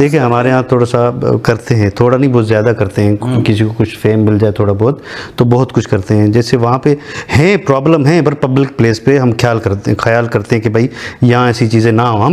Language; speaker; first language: Urdu; non-native, local second language; Sindhi